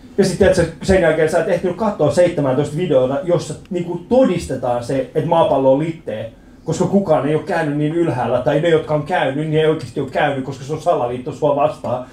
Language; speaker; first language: Finnish; early bilingual, other home language; Persian